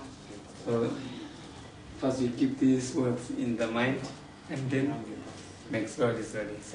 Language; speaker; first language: English; non-native, learner; Tibetan